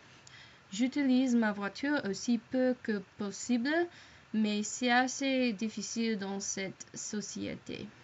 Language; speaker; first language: French; non-native, learner; English